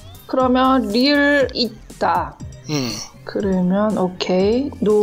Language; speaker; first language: Korean; native; Korean